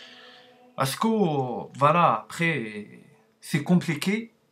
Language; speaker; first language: French; non-native, learner; Arabic